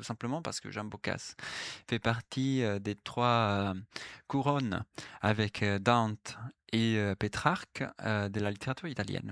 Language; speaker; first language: French; native; French